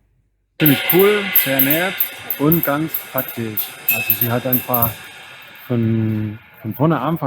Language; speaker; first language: German; non-native, fluent; Spanish